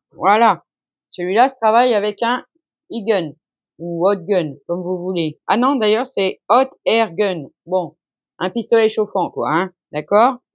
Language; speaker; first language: French; native; French